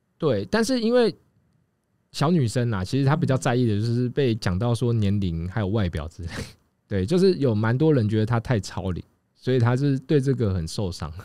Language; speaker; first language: Chinese; native; Chinese